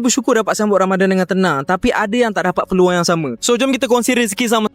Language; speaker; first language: Malay; native; Malay